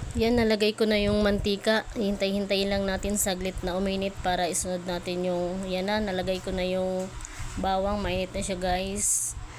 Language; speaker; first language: Filipino; non-native, local second language; Bikol